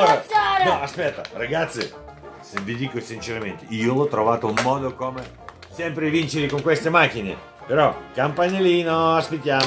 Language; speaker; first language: Italian; non-native, fluent; Russian